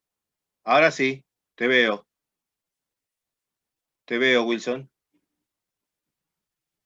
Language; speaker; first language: Spanish; native; Spanish